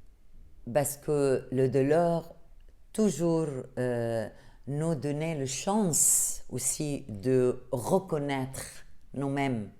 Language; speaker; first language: French; non-native, fluent; Arabic